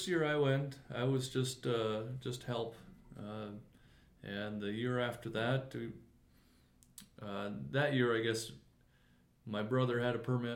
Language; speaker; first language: English; native; English